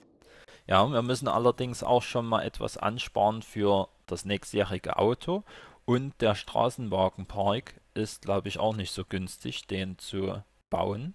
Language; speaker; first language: German; native; German